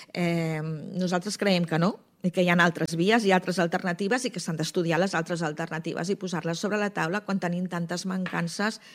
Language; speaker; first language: Catalan; native; Catalan